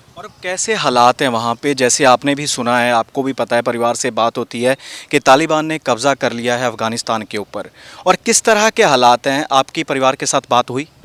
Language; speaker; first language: Hindi; non-native, local second language; Punjabi